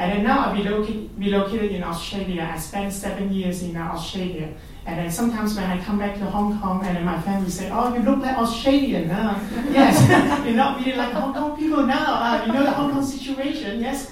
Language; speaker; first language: English; non-native, local second language; Cantonese